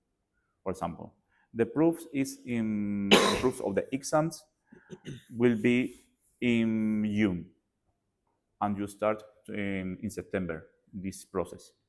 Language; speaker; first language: English; non-native, learner; Spanish